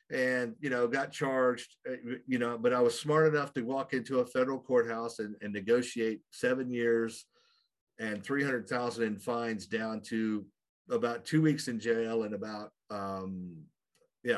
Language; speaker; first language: English; native; English